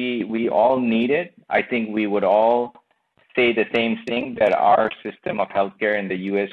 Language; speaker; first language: English; non-native, local second language; Bangla